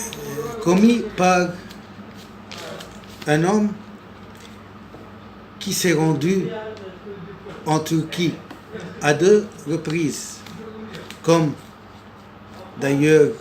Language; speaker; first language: French; non-native, local second language; Arabic